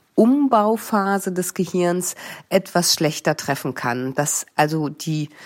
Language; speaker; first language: German; native; German